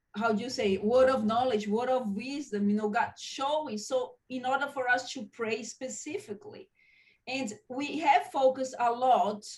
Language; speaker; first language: English; non-native, fluent; Portuguese